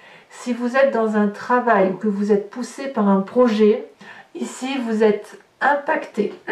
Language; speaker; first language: French; native; French